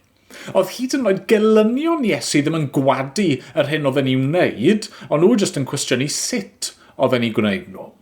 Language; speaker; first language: Welsh; native; Welsh